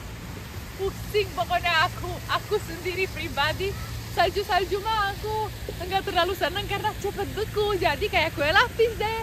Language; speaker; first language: Indonesian; non-native, fluent; Romanian